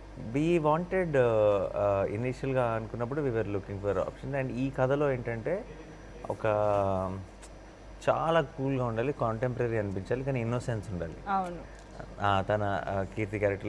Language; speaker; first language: Telugu; native; Telugu